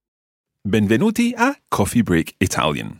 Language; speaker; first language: Italian; non-native, fluent; English